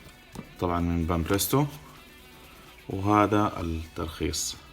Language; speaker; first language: Arabic; native; Arabic